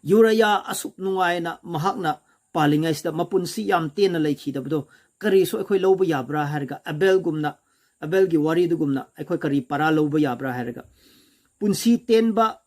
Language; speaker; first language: Manipuri; non-native, local second language; Rongmei Naga